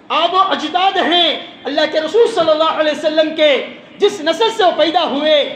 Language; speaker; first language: Hindi; non-native, local second language; Tamil